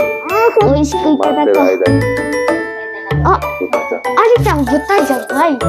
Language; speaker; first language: Japanese; early bilingual, heritage; Japanese